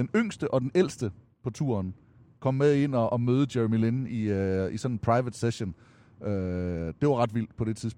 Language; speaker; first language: Danish; native; Danish